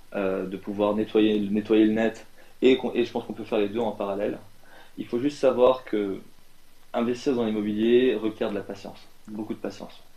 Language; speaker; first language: French; non-native, local second language; Arabic